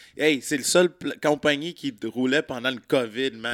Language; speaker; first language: French; native; French